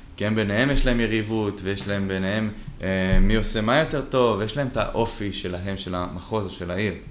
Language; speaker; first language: Hebrew; native; Hebrew